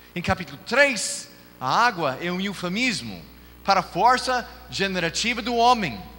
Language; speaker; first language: Portuguese; non-native, fluent; English